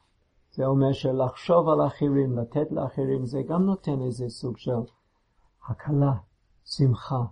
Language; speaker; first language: Hebrew; non-native, fluent; English